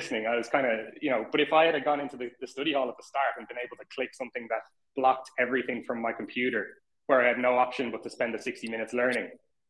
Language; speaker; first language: English; native; English